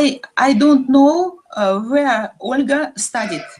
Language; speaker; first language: English; non-native, learner; Russian